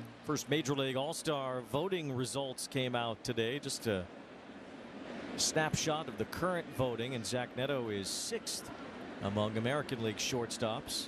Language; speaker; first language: English; native; English